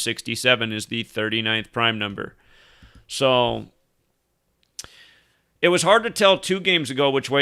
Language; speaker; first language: English; native; English